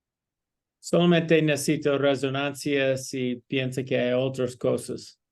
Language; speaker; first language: Spanish; non-native, learner; English